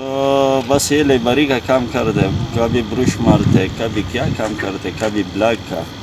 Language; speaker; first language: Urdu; non-native, local second language; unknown